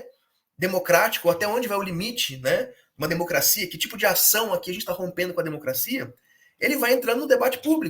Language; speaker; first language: Portuguese; native; Portuguese